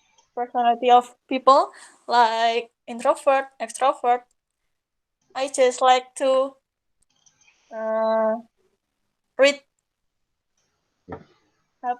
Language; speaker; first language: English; non-native, learner; Indonesian